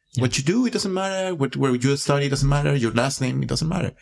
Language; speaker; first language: English; non-native, fluent; Spanish